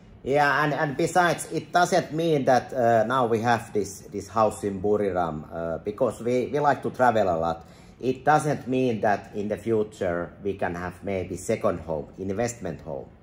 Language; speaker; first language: English; non-native, fluent; Finnish